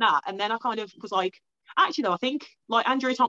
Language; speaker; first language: English; native; English